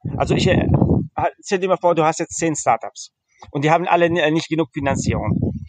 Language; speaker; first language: German; early bilingual, heritage; German